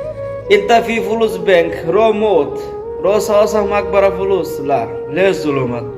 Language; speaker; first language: Arabic; non-native, learner; Bangla